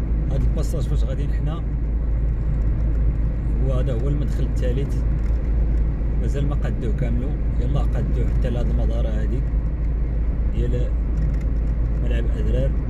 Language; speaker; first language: Arabic; native; Arabic